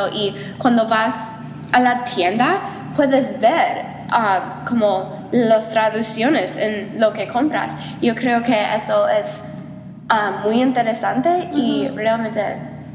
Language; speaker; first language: Spanish; non-native, learner; English